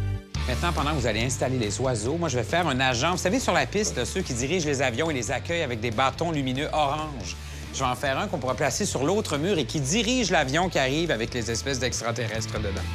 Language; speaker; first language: French; native; French